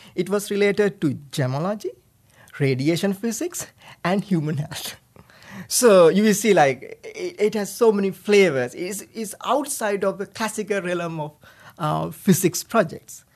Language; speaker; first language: English; non-native, local second language; Sinhala